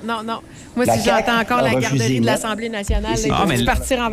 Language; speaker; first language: French; native; French